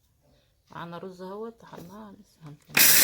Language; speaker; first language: Arabic; native; Arabic